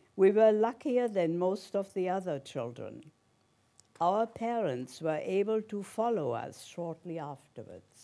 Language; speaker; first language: English; early bilingual, other home language; German